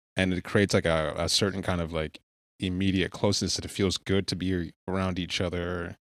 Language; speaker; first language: English; early bilingual, other home language; Yoruba